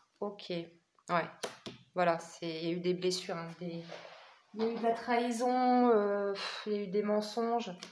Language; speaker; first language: French; native; French